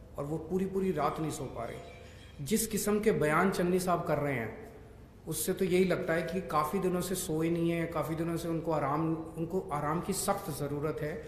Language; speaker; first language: Hindi; native; Hindi